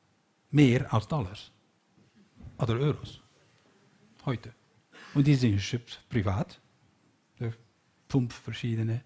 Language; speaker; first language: German; non-native, learner; Dutch